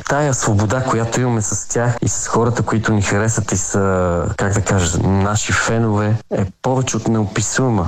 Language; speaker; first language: Bulgarian; native; Bulgarian